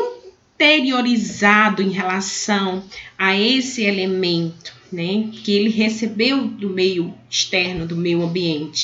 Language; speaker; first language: Portuguese; native; Portuguese